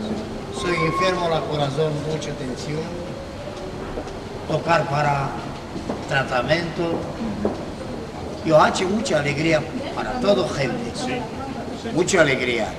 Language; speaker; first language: Spanish; non-native, learner; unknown